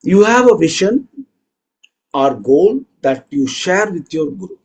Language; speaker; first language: English; non-native, local second language; Tamil